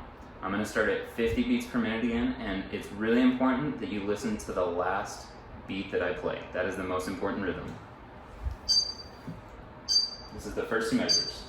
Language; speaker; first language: English; native; English